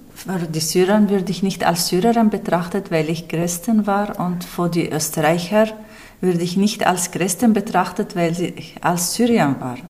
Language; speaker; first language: German; non-native, fluent; Arabic